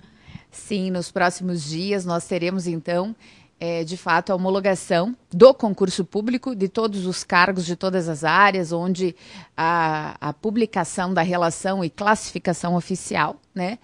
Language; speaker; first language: Portuguese; native; Portuguese